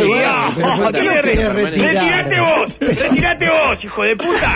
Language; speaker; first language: Spanish; native; Spanish